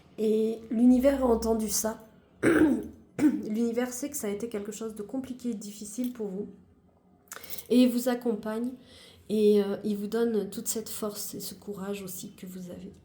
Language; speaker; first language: French; native; French